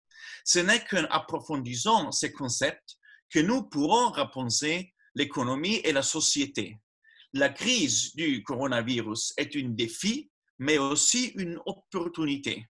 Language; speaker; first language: French; non-native, learner; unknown